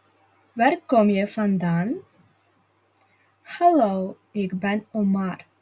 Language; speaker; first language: Dutch; non-native, fluent; Russian